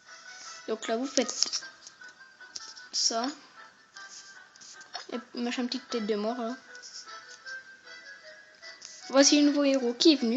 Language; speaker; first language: French; native; French